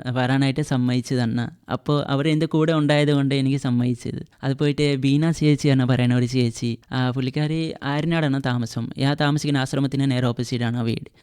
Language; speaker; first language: Malayalam; non-native, fluent; Assamese